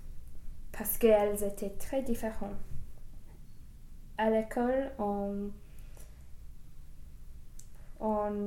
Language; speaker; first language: French; non-native, learner; English